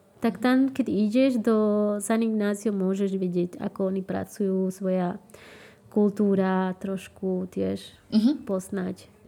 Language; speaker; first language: Slovak; non-native, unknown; Spanish